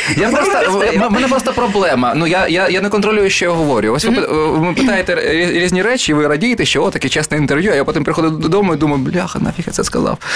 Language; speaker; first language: Ukrainian; non-native, local second language; Russian